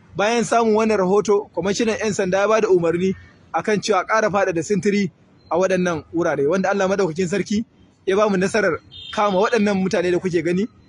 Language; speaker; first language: Hausa; native; Hausa